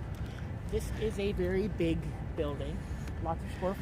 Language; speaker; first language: English; native; English